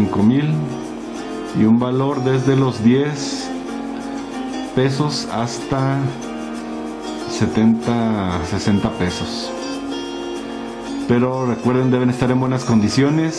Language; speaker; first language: Spanish; native; Spanish